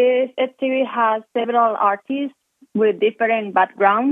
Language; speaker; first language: English; non-native, fluent; Spanish